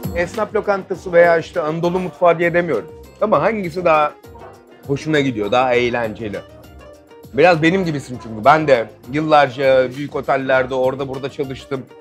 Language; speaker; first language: Turkish; native; Turkish